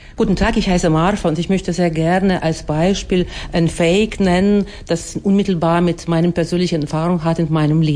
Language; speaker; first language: German; non-native, fluent; Ukrainian